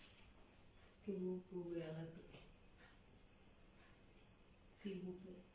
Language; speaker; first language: French; non-native, learner; Spanish